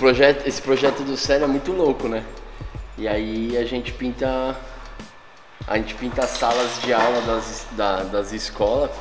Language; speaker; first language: Portuguese; native; Portuguese